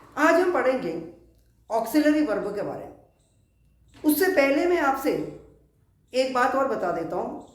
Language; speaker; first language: Hindi; non-native, local second language; Malayalam